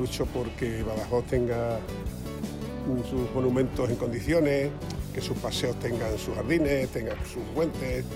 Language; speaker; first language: Spanish; native; Spanish